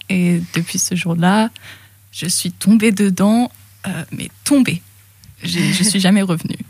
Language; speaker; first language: French; early bilingual, other home language; English